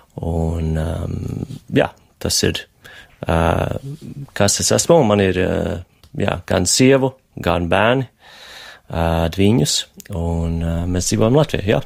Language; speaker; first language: Latvian; non-native, fluent; English